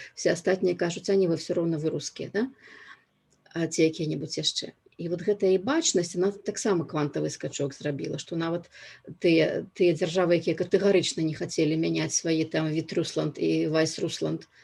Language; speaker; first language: Belarusian; non-native, local second language; Russian